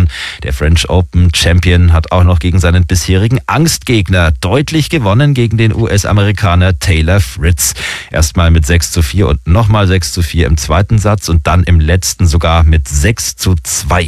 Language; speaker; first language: German; native; German